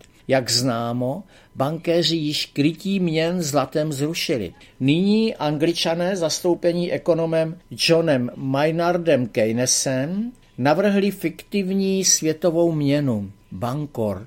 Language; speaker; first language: Czech; native; Czech